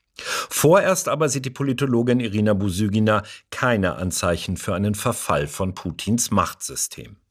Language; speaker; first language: German; native; German